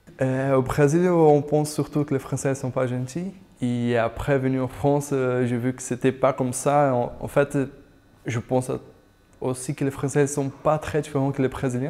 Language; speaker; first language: French; non-native, fluent; Portuguese